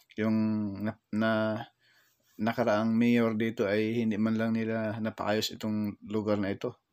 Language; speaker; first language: Filipino; native; Filipino